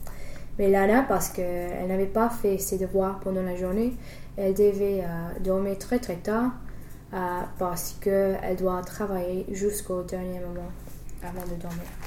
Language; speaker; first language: French; non-native, fluent; English